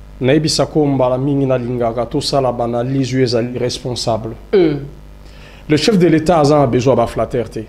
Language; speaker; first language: Lingala; native; Lingala